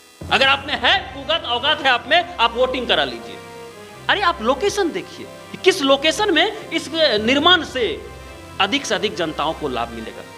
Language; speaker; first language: Hindi; native; Hindi